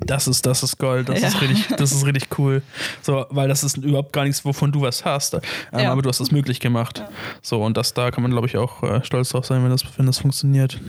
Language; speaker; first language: German; native; German